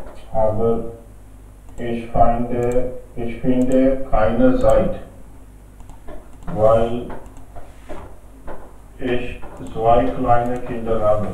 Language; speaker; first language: German; non-native, learner; Hindi